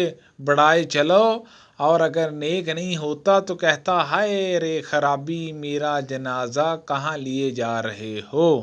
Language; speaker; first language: Urdu; native; Urdu